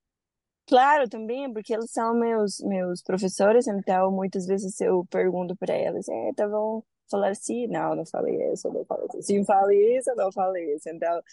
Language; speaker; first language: Portuguese; non-native, learner; Spanish